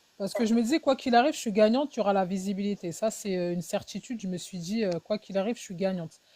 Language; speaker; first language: French; early bilingual, other home language; Wolof